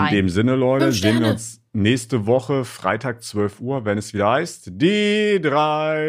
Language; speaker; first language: German; native; German